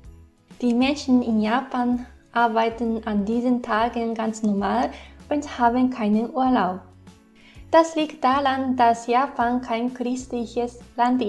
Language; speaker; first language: German; non-native, fluent; Japanese